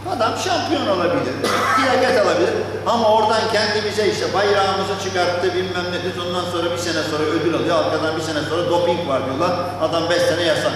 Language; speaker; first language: Turkish; non-native, fluent; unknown